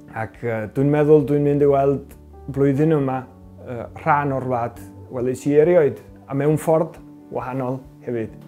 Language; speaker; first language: Welsh; early bilingual, heritage; Spanish